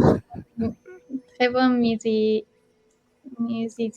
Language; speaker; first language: French; non-native, learner; Spanish